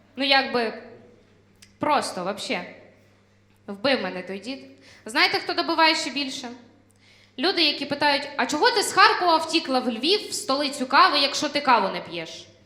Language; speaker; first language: Ukrainian; non-native, local second language; Russian